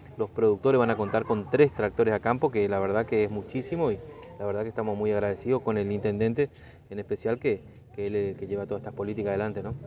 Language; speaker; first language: Spanish; native; Spanish